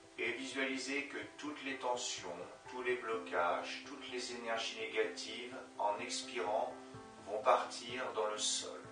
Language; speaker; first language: French; native; French